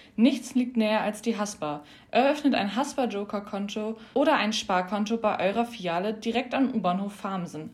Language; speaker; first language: German; native; German